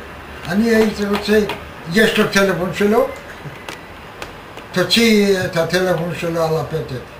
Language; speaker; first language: Hebrew; non-native, fluent; Polish